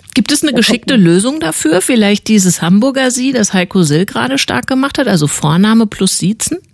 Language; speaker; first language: German; native; German